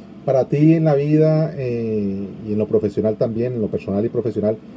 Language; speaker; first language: Spanish; native; Spanish